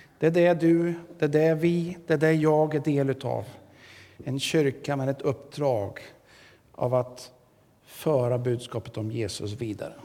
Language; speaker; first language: Swedish; native; Swedish